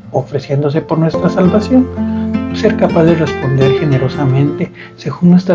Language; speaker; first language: Spanish; native; Spanish